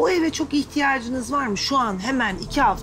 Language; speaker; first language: Turkish; native; Turkish